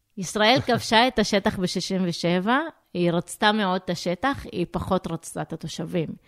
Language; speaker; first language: Hebrew; non-native, local second language; Arabic